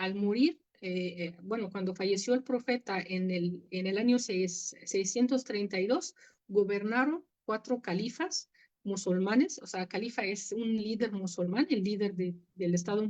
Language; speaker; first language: Spanish; non-native, fluent; Arabic